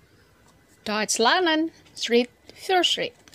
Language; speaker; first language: German; non-native, learner; Indonesian